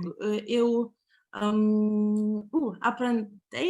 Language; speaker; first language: Portuguese; non-native, learner; Ukrainian